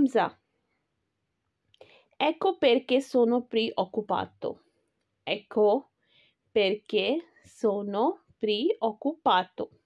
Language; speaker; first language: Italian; non-native, learner; Urdu